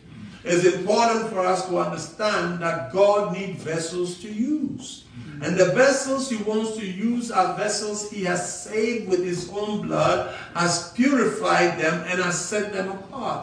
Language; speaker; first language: English; non-native, local second language; Akan